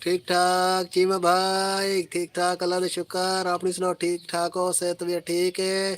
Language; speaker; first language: Urdu; non-native, local second language; Punjabi